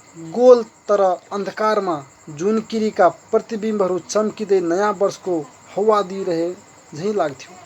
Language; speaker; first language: Nepali; non-native, local second language; Maithili